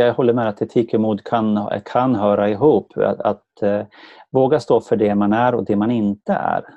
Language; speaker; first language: Swedish; native; Swedish